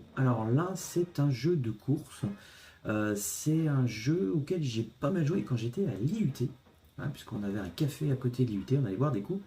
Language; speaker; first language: French; native; French